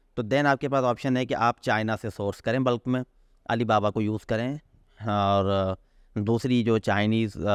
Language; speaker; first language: Urdu; non-native, local second language; Sindhi